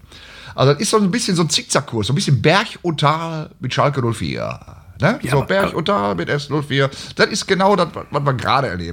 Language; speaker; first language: German; native; German